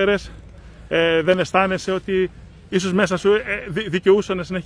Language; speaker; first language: Greek; native; Greek